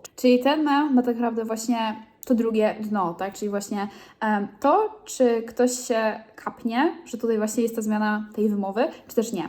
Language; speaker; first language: Polish; native; Polish